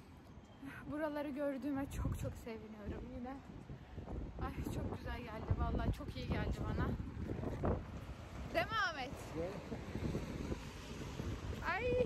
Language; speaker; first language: Turkish; early bilingual, heritage; Turkish